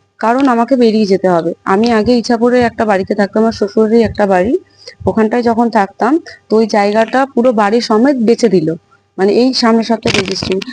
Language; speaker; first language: Bangla; native; Bangla